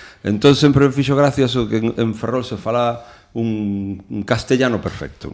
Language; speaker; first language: Galician; non-native, local second language; Spanish